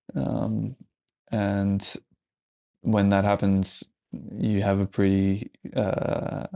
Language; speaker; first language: English; native; English